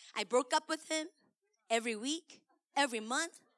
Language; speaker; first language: English; early bilingual, other home language; Korean